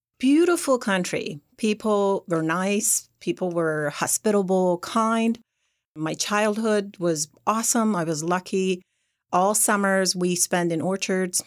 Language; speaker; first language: English; non-native, fluent; Persian